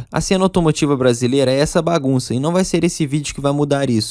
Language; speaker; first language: Portuguese; native; Portuguese